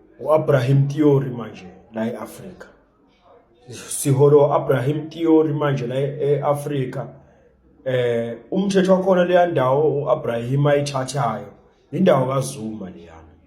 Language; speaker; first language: Zulu; native; Zulu